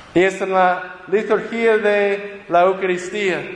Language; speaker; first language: Spanish; non-native, fluent; English